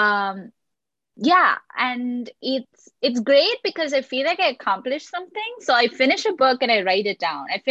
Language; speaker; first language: English; non-native, local second language; Sinhala